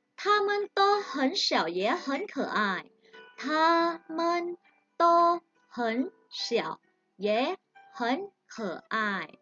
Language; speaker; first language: Chinese; non-native, fluent; Thai